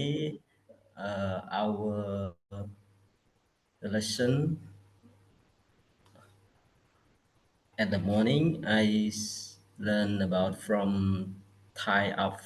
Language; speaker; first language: English; non-native, learner; Khmer